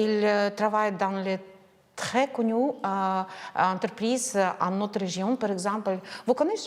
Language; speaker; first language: French; non-native, learner; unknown